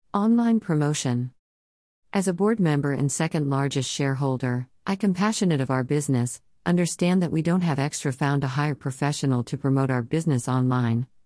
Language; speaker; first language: English; non-native, learner; Chinese